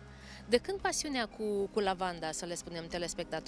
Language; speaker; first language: Romanian; native; Romanian